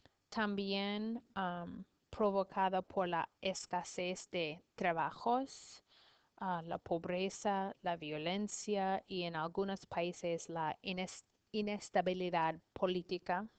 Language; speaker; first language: Spanish; non-native, learner; English